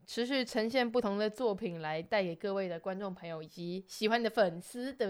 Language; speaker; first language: Chinese; native; Chinese